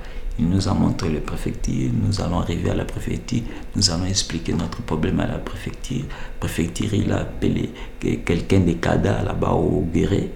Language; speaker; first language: French; non-native, local second language; Lingala